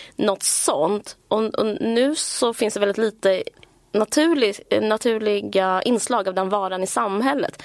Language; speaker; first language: Swedish; native; Swedish